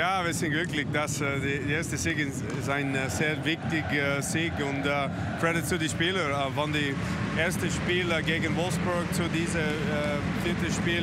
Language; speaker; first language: German; non-native, learner; English